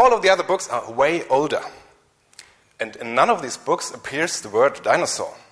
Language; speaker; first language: English; non-native, fluent; German